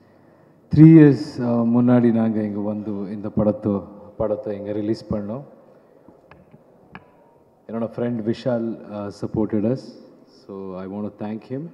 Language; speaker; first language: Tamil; non-native, learner; Kannada